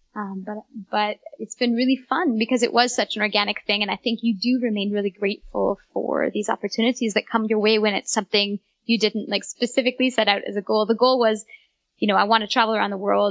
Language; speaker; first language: English; native; English